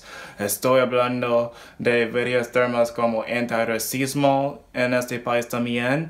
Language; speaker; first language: Spanish; non-native, learner; English